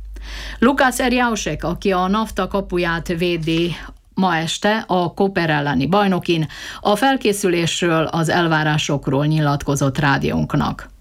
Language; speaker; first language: Hungarian; native; Hungarian